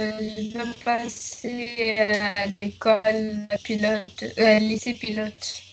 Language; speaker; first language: French; non-native, learner; Arabic